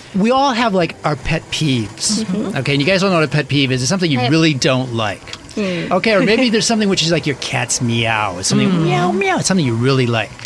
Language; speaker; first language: English; native; English